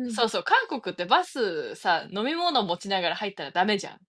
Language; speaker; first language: Japanese; native; Japanese